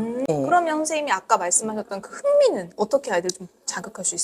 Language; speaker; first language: Korean; native; Korean